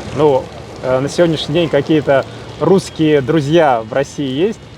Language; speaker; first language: Russian; native; Russian